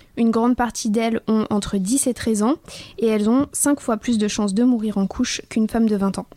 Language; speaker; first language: French; native; French